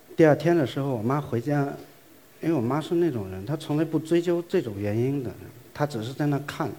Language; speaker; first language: Chinese; native; Chinese